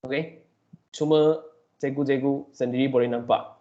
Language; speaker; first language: Malay; non-native, local second language; Chinese